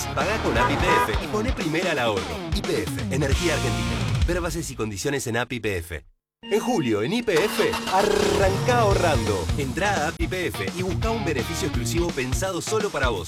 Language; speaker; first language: Spanish; native; Spanish